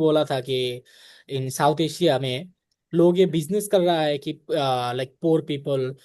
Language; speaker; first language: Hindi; non-native, learner; Bangla